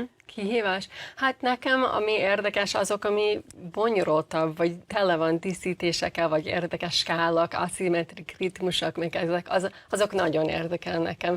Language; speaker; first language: Hungarian; non-native, fluent; English